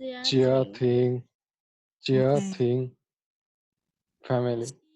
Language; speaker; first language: Chinese; non-native, learner; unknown